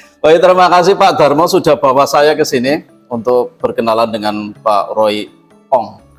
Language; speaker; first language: Indonesian; native; Indonesian